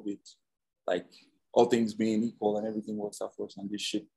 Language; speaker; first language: English; non-native, local second language; Yoruba